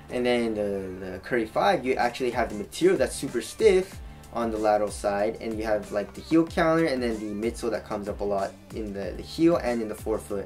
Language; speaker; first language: English; native; English